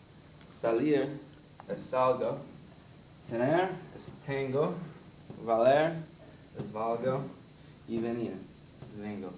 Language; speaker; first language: Spanish; non-native, learner; English